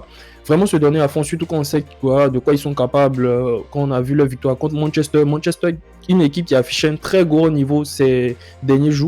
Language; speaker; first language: French; native; French